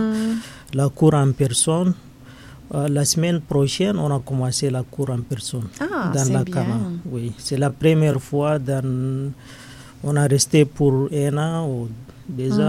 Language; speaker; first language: French; non-native, learner; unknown